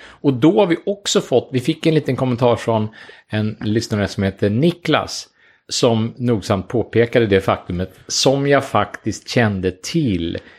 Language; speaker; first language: Swedish; native; Swedish